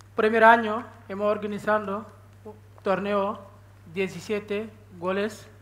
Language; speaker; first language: Spanish; non-native, learner; Wolof